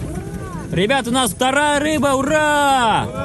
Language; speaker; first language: Russian; native; Russian